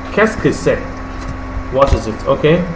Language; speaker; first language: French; non-native, learner; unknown